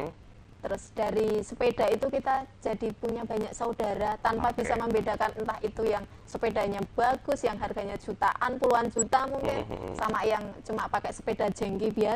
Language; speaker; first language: Indonesian; native; Indonesian